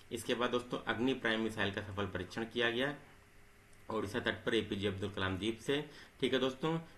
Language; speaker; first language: Hindi; native; Hindi